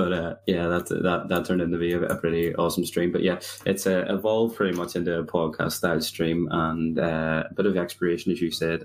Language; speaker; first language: English; native; English